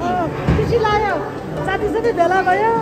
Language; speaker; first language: Nepali; non-native, local second language; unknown